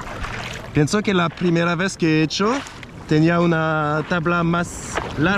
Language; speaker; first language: Spanish; non-native, learner; French